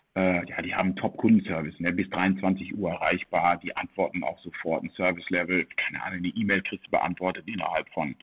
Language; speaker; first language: German; early bilingual, heritage; Dutch